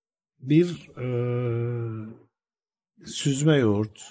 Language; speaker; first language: Turkish; native; Turkish